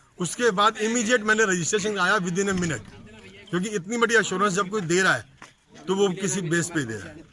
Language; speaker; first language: Hindi; native; Hindi